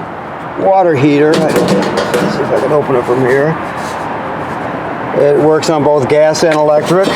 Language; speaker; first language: English; native; English